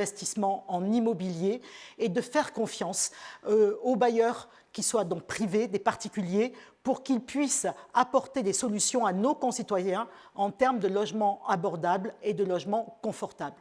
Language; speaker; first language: French; native; French